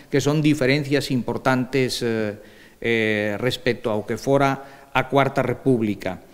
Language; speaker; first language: Galician; early bilingual, heritage; Galician